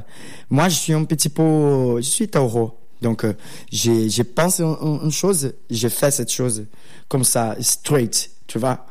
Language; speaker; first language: French; non-native, learner; Portuguese